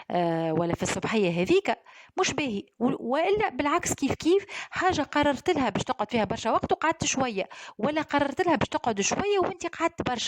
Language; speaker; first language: Arabic; native; Arabic